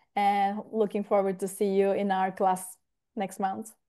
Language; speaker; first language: English; non-native, fluent; Turkish